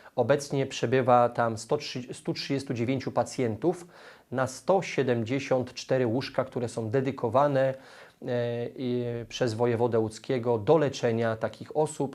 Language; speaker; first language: Polish; native; Polish